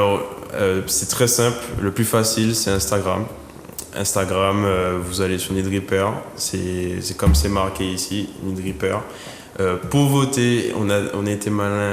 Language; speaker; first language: French; native; French